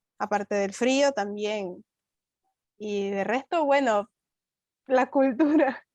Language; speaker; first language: Spanish; native; Spanish